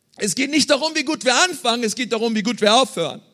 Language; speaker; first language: German; native; German